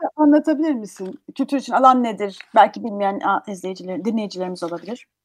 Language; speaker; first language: Turkish; native; Turkish